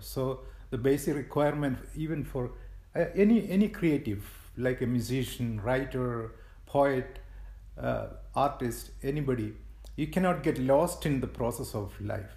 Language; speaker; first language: English; non-native, local second language; Malayalam